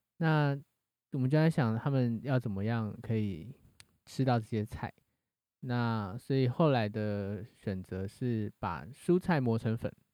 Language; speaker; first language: Chinese; native; Chinese